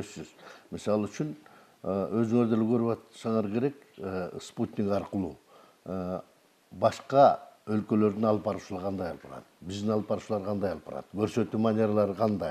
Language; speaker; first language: Kyrgyz; native; Kyrgyz